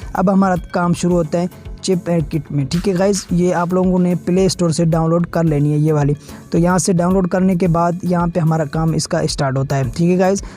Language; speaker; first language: Urdu; non-native, local second language; Sindhi